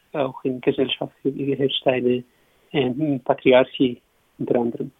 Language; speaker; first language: German; non-native, learner; Kurdish